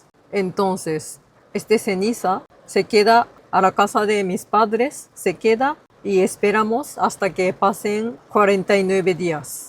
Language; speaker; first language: Spanish; non-native, learner; Japanese